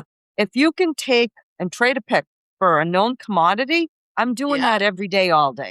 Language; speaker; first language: English; native; English